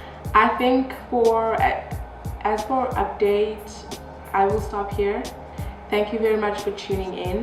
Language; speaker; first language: English; non-native, local second language; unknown